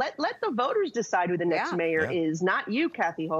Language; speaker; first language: English; native; English